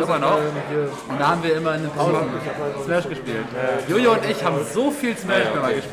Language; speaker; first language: German; native; German